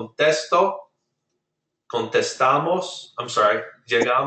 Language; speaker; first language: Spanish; non-native, fluent; English